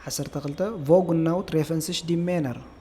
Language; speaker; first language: German; non-native, fluent; Tigrinya